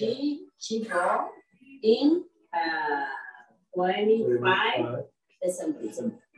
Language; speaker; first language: English; non-native, learner; Spanish